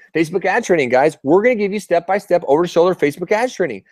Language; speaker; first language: English; native; English